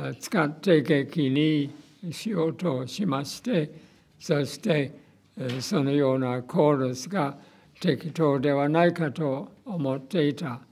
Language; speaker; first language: Japanese; non-native, fluent; English